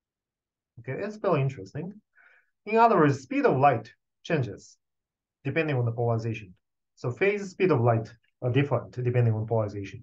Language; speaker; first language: English; non-native, fluent; Japanese